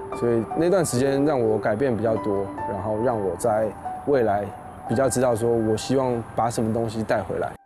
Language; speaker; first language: Chinese; native; Chinese